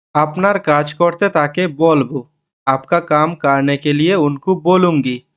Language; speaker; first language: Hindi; non-native, learner; Bangla